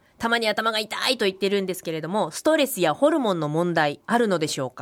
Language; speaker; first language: Japanese; native; Japanese